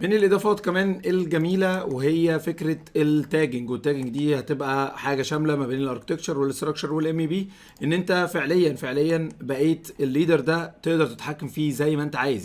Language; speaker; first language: Arabic; native; Arabic